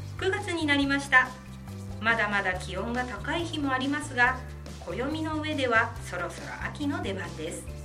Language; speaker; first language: Japanese; native; Japanese